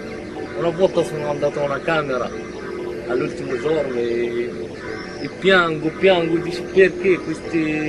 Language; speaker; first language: Italian; non-native, learner; Arabic